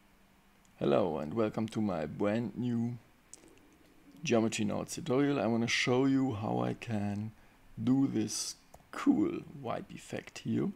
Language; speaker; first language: English; non-native, fluent; German